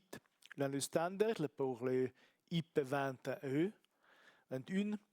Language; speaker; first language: French; non-native, learner; Italian